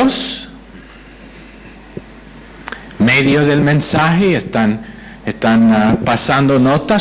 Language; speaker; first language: Spanish; non-native, fluent; English